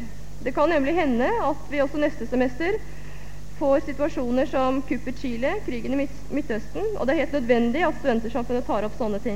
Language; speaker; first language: Norwegian; native; Norwegian